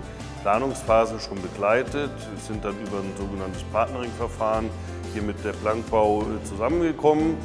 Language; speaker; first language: German; native; German